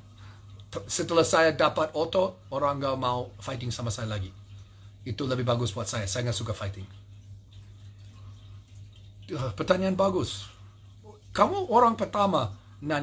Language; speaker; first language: Indonesian; non-native, learner; English